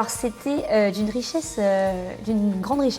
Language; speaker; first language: French; native; French